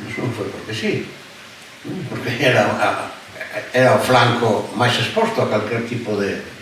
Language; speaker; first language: Galician; native; Galician